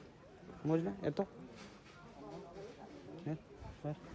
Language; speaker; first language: Russian; non-native, learner; Hindi